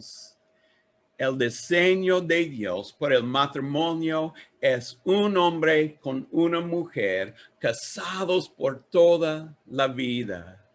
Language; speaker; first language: Spanish; non-native, learner; English